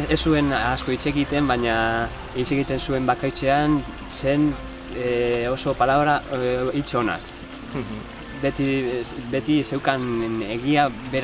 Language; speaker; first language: Basque; non-native, local second language; Spanish